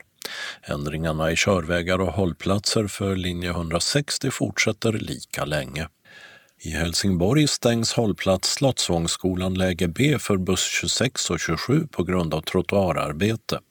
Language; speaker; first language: Swedish; native; Swedish